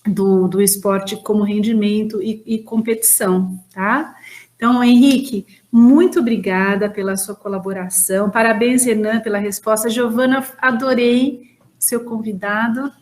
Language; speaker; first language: Portuguese; native; Portuguese